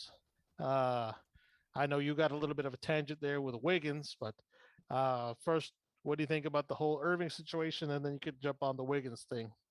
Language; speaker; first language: English; native; English